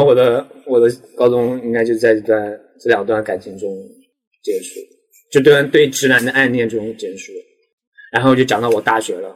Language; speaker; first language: Chinese; native; Chinese